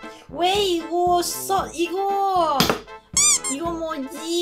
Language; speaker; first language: Korean; non-native, learner; Cantonese